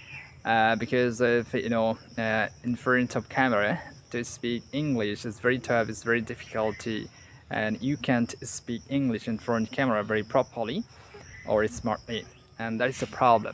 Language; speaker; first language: English; non-native, learner; Bangla